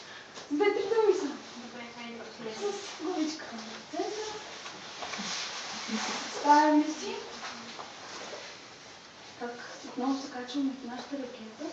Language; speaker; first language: Bulgarian; native; Bulgarian